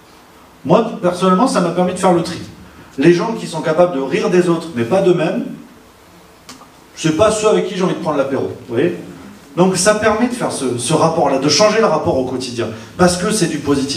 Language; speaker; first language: French; native; French